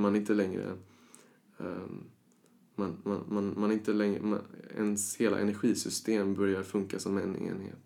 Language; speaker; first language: Swedish; early bilingual, other home language; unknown